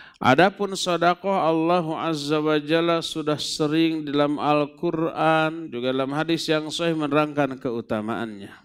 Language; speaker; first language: Indonesian; non-native, local second language; Sundanese